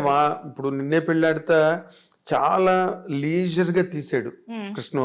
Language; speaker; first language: Telugu; native; Telugu